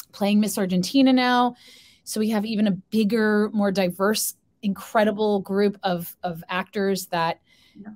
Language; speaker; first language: English; native; English